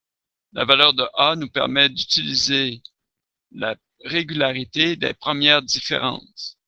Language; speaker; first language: French; native; French